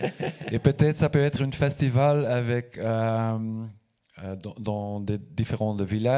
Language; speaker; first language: French; non-native, local second language; Dutch